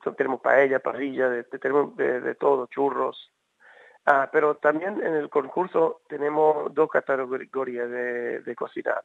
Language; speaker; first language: Spanish; early bilingual, heritage; Spanish